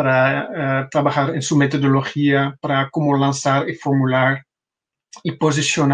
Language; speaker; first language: Spanish; non-native, fluent; Dutch